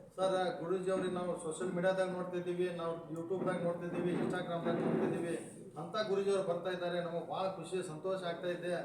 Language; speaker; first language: Kannada; non-native, local second language; Lambadi